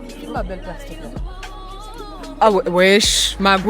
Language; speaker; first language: French; native; French